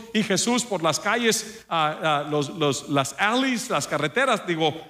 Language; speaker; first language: Spanish; early bilingual, heritage; Spanish